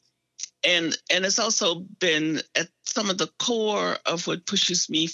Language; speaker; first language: English; native; English